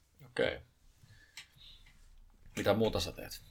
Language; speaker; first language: Finnish; native; Finnish